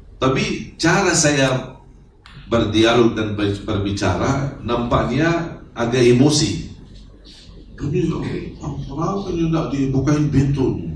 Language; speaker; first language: Indonesian; non-native, fluent; Arabic